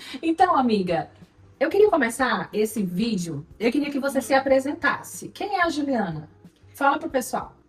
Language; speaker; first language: Portuguese; native; Portuguese